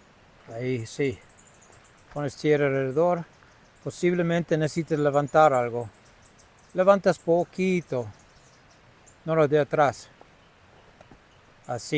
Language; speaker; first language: Spanish; non-native, learner; English